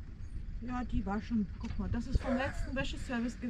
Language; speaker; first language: German; native; German